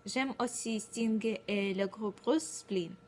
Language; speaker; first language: French; non-native, learner; Russian